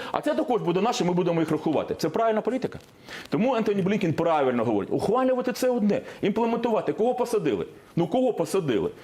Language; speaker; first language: Ukrainian; non-native, local second language; Russian